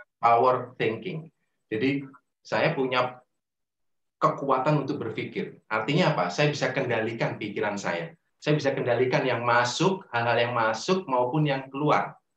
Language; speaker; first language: Indonesian; native; Indonesian